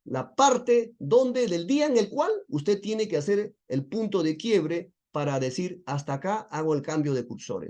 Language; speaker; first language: Spanish; native; Spanish